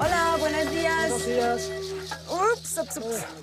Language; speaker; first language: Spanish; non-native, learner; French